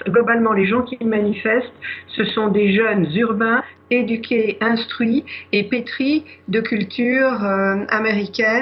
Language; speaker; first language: French; native; French